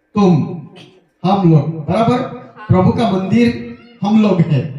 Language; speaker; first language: Hindi; non-native, local second language; Gujarati